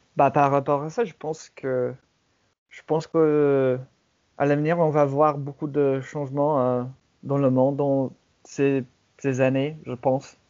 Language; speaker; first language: French; non-native, fluent; English